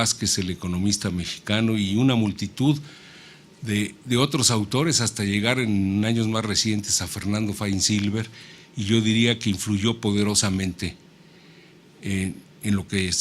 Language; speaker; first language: Spanish; native; Spanish